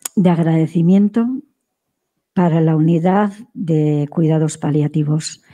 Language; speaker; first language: Spanish; native; Spanish